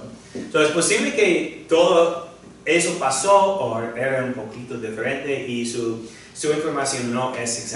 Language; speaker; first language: Spanish; non-native, fluent; English